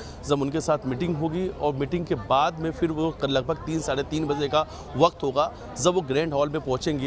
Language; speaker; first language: Hindi; native; Hindi